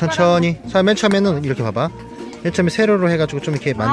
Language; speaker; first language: Korean; native; Korean